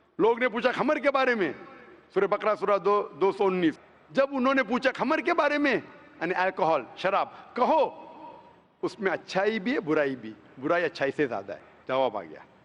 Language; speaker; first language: Hindi; non-native, local second language; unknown